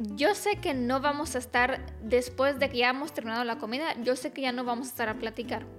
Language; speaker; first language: Spanish; non-native, fluent; Romanian